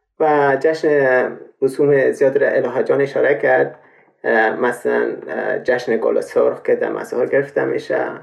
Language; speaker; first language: Persian; native; Persian